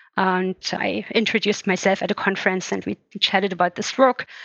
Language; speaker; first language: English; non-native, fluent; German